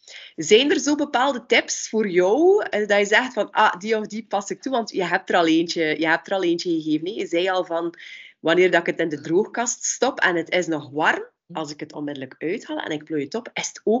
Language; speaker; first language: Dutch; native; Dutch